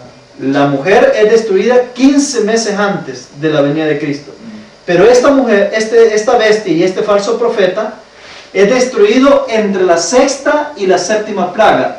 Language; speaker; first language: Spanish; native; Spanish